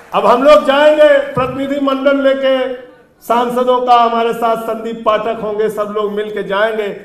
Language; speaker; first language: Hindi; native; Hindi